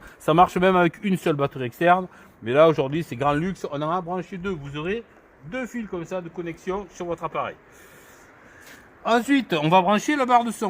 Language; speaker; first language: French; native; French